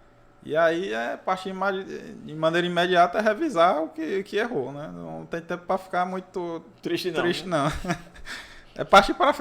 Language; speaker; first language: Portuguese; native; Portuguese